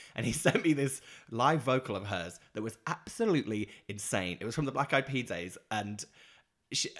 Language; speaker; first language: English; native; English